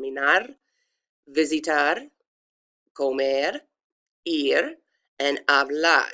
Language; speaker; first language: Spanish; non-native, fluent; English